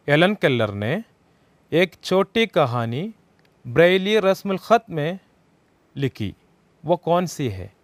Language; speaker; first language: Hindi; non-native, local second language; Malayalam